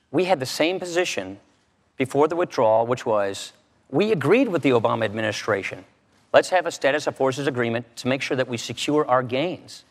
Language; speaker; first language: English; native; English